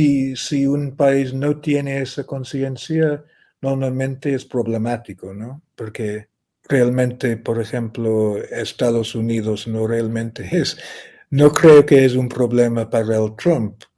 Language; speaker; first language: Spanish; non-native, fluent; English